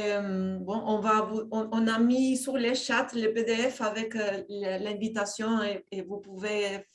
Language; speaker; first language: French; non-native, fluent; Spanish